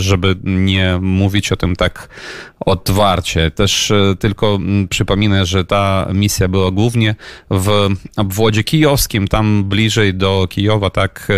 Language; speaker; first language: Polish; non-native, fluent; Ukrainian